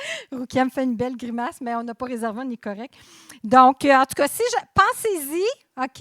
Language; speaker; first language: French; native; French